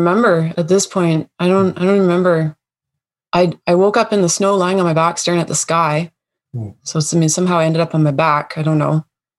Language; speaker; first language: English; native; English